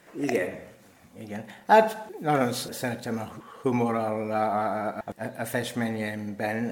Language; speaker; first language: Hungarian; non-native, learner; English